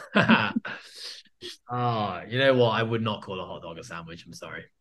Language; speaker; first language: English; native; English